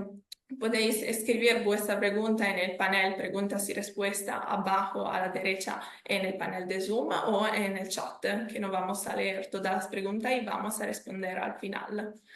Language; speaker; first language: Spanish; non-native, fluent; Italian